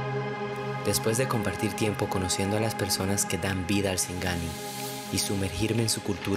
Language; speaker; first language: Spanish; native; Spanish